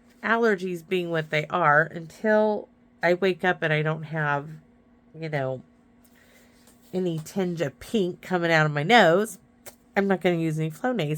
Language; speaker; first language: English; native; English